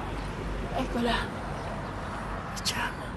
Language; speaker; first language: Italian; non-native, learner; Filipino